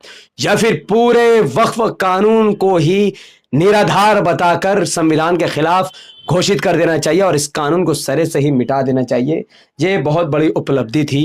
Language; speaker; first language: Hindi; native; Hindi